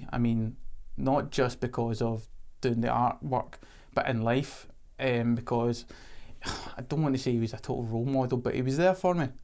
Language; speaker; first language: English; native; English